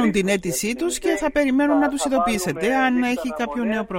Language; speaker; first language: Greek; native; Greek